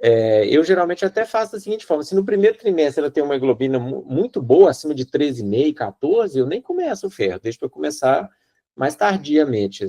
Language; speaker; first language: Portuguese; native; Portuguese